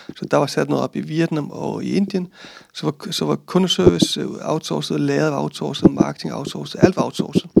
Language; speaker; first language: Danish; early bilingual, other home language; Icelandic